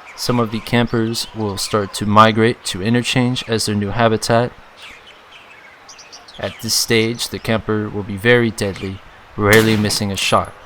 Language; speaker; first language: English; native; English